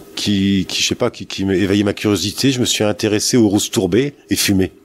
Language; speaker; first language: French; native; French